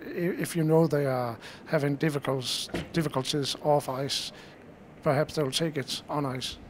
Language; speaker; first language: English; non-native, fluent; Danish